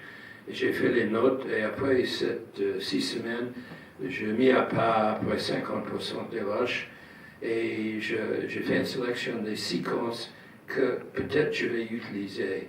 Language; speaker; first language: French; non-native, fluent; English